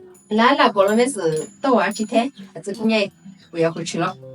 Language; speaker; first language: Chinese; non-native, local second language; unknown